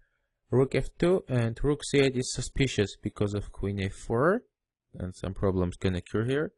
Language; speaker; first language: English; non-native, fluent; Russian